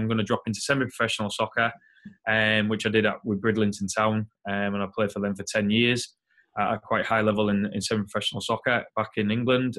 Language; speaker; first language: English; native; English